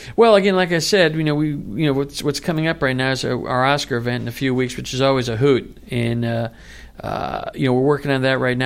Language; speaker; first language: English; native; English